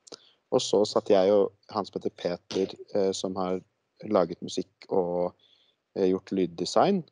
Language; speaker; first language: Norwegian; native; Norwegian